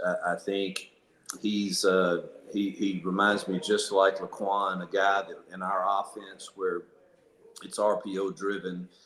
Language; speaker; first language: English; native; English